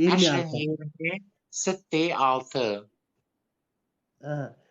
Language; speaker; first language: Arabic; non-native, learner; Turkish